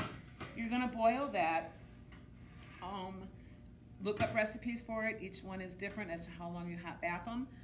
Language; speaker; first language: English; native; English